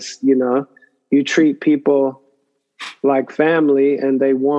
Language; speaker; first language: English; native; English